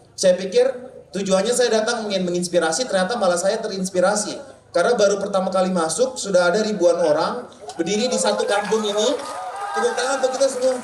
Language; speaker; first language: Indonesian; native; Indonesian